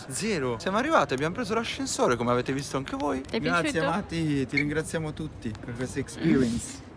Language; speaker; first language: Italian; native; Italian